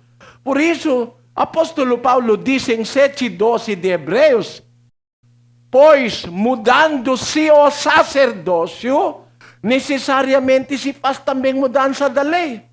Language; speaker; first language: Portuguese; non-native, learner; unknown